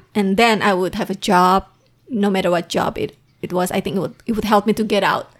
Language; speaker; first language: English; non-native, fluent; Indonesian